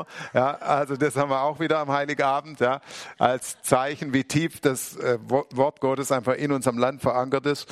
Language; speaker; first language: German; native; German